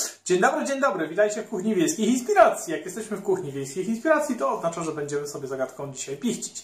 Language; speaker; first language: Polish; native; Polish